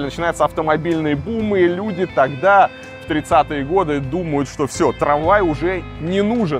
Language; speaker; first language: Russian; native; Russian